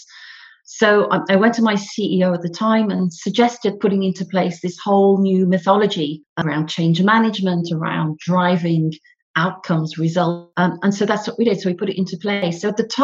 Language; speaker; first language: English; native; English